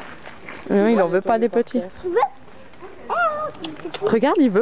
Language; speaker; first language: French; native; French